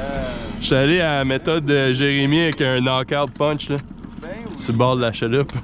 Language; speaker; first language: French; native; French